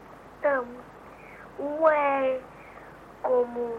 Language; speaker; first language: Portuguese; early bilingual, heritage; Portuguese